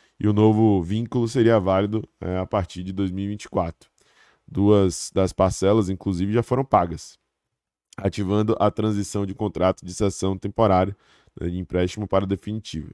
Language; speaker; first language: Portuguese; native; Portuguese